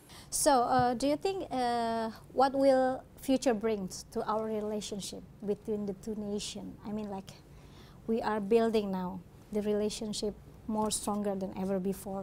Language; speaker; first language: English; non-native, fluent; Indonesian